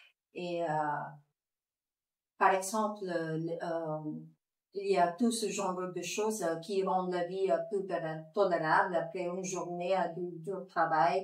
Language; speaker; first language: French; non-native, fluent; Filipino